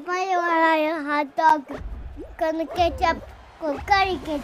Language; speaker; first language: Italian; early bilingual, heritage; Italian